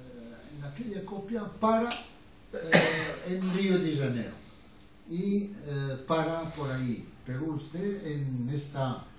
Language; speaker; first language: Spanish; non-native, fluent; Arabic